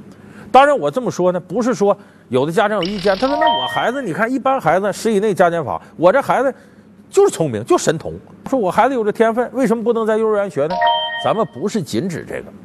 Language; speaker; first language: Chinese; native; Chinese